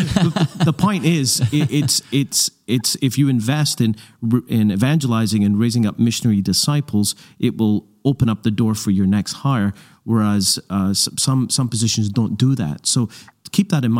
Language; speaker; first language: English; native; English